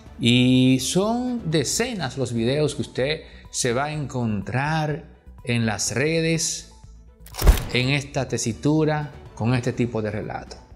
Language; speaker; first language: Spanish; native; Spanish